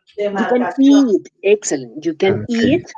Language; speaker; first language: English; non-native, fluent; Spanish